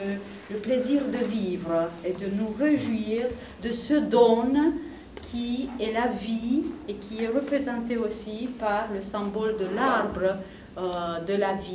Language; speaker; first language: French; non-native, fluent; Italian